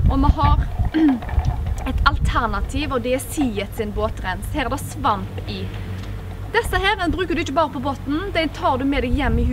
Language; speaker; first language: Norwegian; native; Norwegian